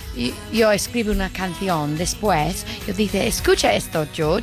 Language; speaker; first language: Spanish; non-native, learner; English